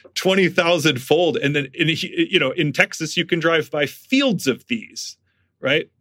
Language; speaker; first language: English; native; English